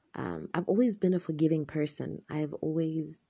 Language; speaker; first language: English; non-native, local second language; Shona